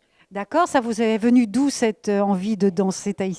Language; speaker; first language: French; native; French